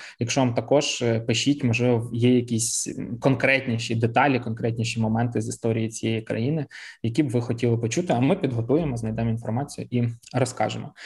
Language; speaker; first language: Ukrainian; native; Ukrainian